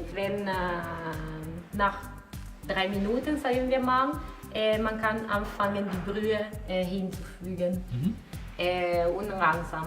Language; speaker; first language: German; non-native, fluent; Italian